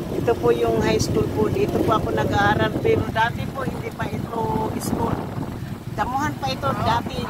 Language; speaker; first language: Filipino; non-native, local second language; Cebuano